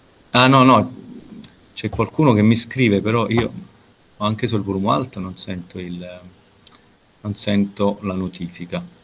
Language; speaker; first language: Italian; native; Italian